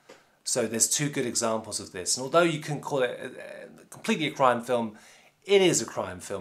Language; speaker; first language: English; native; English